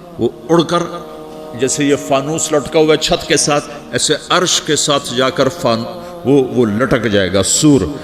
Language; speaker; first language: Urdu; non-native, local second language; Punjabi